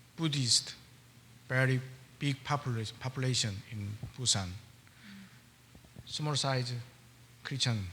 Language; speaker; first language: English; non-native, learner; Korean